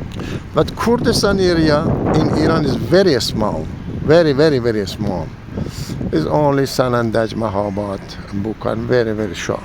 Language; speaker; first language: English; non-native, learner; Persian